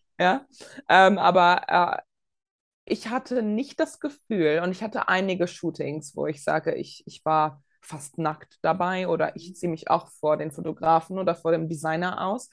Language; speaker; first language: German; early bilingual, other home language; Latvian